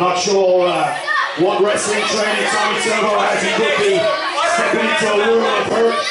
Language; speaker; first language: English; native; English